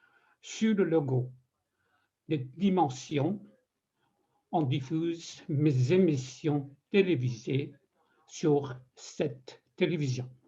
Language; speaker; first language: French; non-native, fluent; Persian